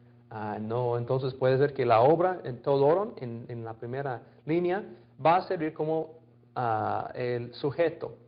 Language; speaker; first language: Spanish; non-native, fluent; English